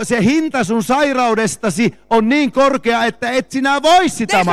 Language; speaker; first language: Finnish; native; Finnish